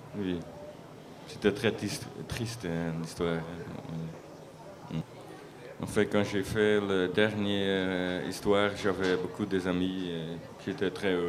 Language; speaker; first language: French; non-native, local second language; Dutch